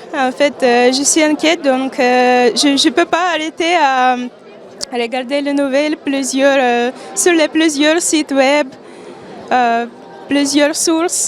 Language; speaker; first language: French; non-native, fluent; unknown